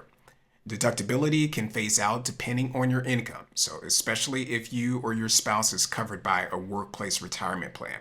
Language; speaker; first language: English; native; English